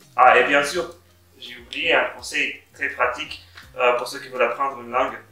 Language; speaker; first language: French; non-native, fluent; Russian